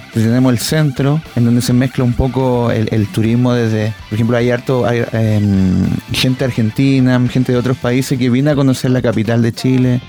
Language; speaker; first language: Spanish; native; Spanish